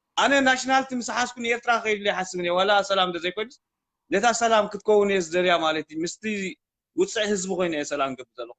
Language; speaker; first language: Tigrinya; native; Tigrinya